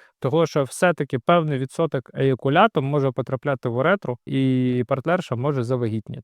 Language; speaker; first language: Ukrainian; native; Ukrainian